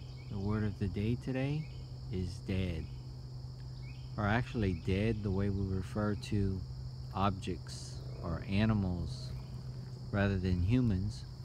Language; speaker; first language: English; early bilingual, other home language; French